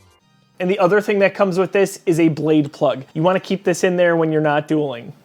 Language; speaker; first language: English; native; English